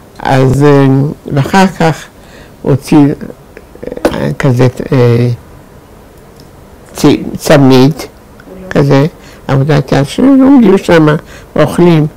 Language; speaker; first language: Hebrew; non-native, fluent; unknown